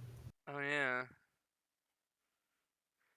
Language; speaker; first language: English; native; English